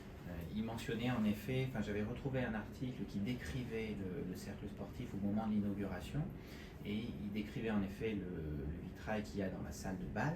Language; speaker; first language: French; native; French